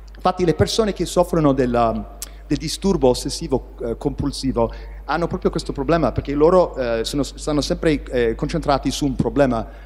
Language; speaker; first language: Italian; non-native, fluent; English